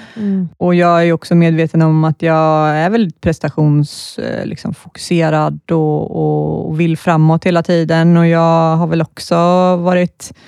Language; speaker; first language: Swedish; native; Swedish